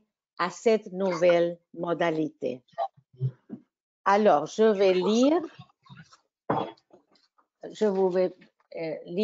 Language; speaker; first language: French; non-native, fluent; Spanish